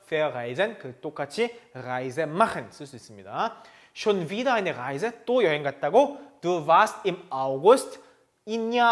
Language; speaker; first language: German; non-native, fluent; Korean